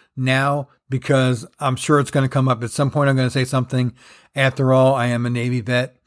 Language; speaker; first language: English; native; English